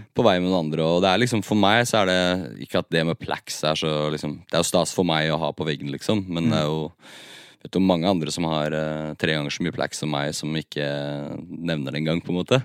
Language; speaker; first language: Norwegian; native; Norwegian